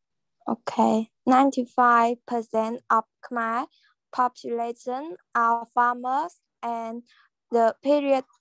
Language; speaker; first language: English; non-native, learner; Khmer